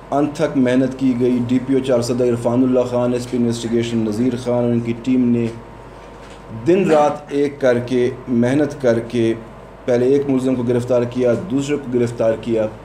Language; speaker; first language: Urdu; non-native, local second language; Pashto